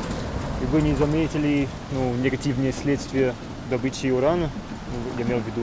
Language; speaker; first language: Russian; non-native, fluent; English